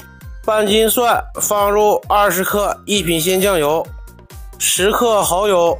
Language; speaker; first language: Chinese; native; Chinese